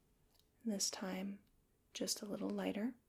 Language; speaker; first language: English; native; English